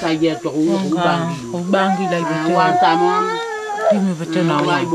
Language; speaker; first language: Indonesian; non-native, local second language; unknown